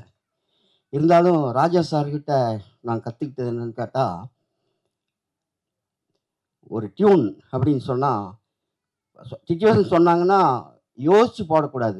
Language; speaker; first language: Tamil; native; Tamil